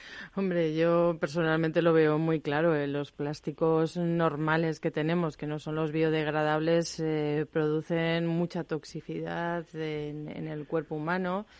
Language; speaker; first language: Spanish; non-native, fluent; German